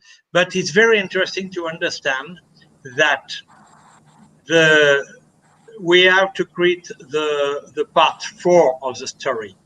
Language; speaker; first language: English; non-native, fluent; French